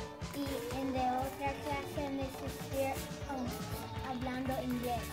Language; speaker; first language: Spanish; non-native, learner; English